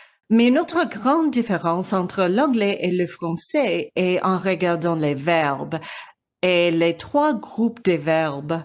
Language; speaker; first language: French; non-native, learner; English